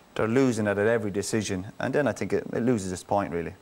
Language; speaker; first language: English; native; English